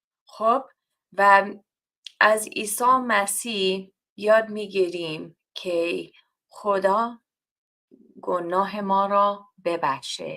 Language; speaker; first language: Persian; non-native, learner; English